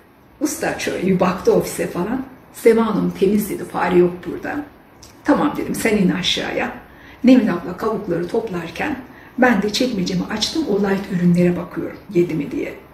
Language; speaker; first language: Turkish; native; Turkish